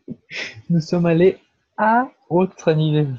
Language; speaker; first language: French; non-native, learner; Portuguese